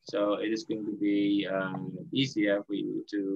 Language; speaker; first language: English; non-native, fluent; Indonesian